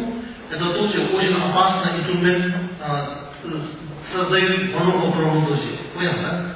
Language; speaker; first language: Russian; non-native, learner; Tibetan